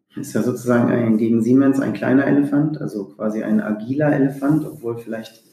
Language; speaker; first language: German; native; German